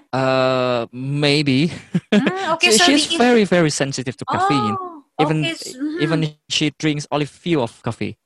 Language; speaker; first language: English; non-native, fluent; Indonesian